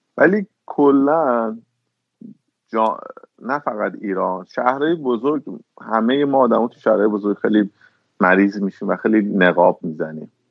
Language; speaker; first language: Persian; native; Persian